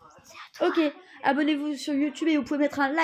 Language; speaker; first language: French; native; French